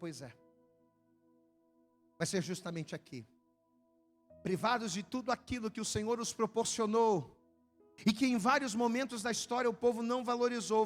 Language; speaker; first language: Portuguese; native; Portuguese